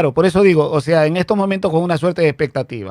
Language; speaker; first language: Spanish; native; Spanish